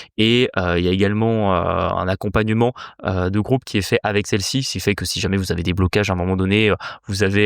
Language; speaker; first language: French; native; French